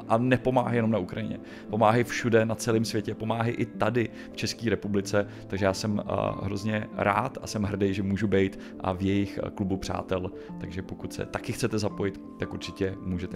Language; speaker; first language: Czech; native; Czech